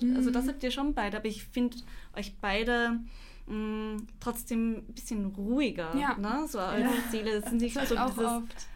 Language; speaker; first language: German; native; German